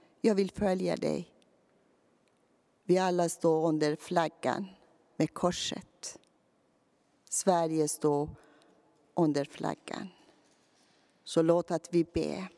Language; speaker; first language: Swedish; non-native, fluent; Persian